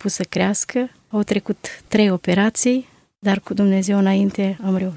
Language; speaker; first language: Romanian; native; Romanian